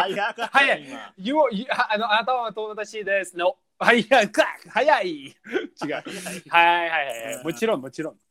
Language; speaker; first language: Japanese; non-native, learner; English